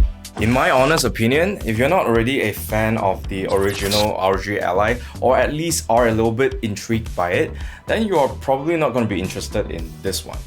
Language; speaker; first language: English; native; English